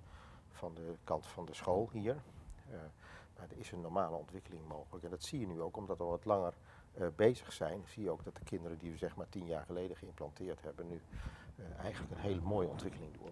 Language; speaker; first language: Dutch; native; Dutch